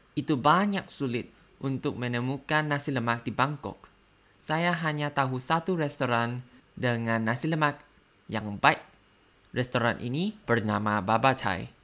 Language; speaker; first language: Indonesian; non-native, learner; Thai